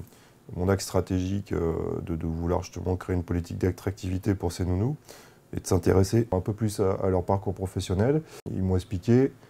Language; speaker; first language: French; native; French